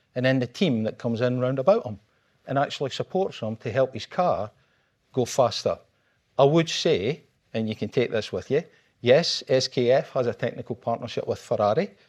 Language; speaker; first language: English; native; English